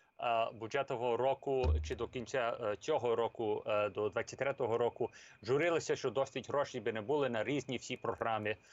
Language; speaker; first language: Ukrainian; early bilingual, heritage; Ukrainian